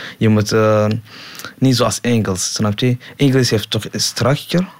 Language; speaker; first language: Dutch; non-native, learner; Somali